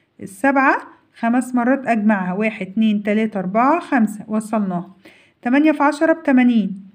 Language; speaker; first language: Arabic; native; Arabic